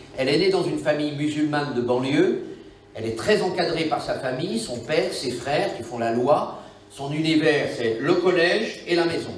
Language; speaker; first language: French; native; French